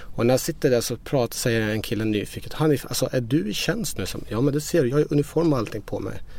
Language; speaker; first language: Swedish; early bilingual, other home language; Persian